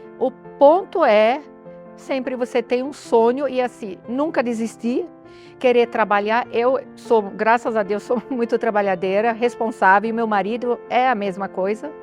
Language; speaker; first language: Portuguese; non-native, fluent; Arabic